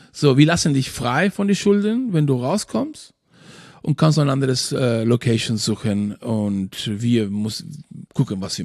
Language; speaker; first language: German; non-native, fluent; Spanish